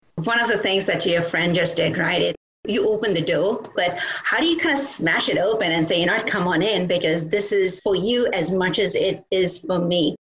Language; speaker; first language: English; non-native, local second language; Bangla